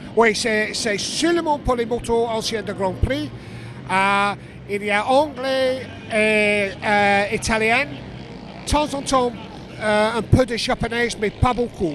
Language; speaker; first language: French; non-native, learner; English